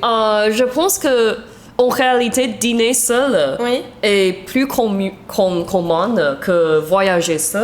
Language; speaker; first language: French; non-native, learner; Chinese